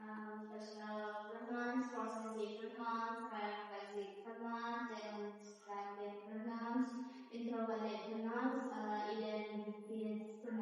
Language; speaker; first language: English; non-native, learner; Indonesian